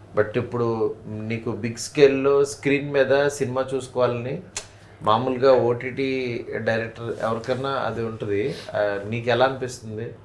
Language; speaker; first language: Telugu; native; Telugu